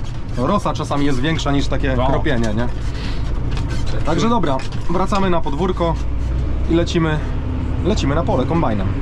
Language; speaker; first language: Polish; native; Polish